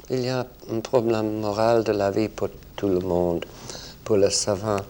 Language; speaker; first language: French; non-native, fluent; English